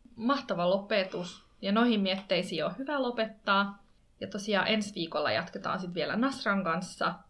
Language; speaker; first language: Finnish; early bilingual, other home language; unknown